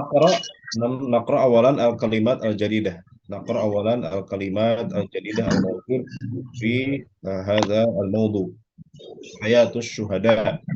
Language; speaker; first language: Arabic; non-native, fluent; Indonesian